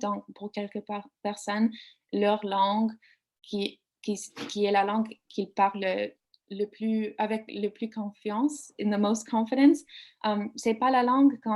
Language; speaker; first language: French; non-native, learner; English